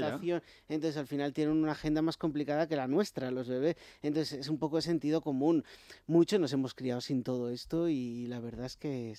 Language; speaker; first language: Spanish; native; Spanish